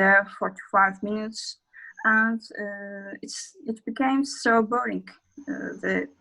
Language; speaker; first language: English; non-native, learner; Azerbaijani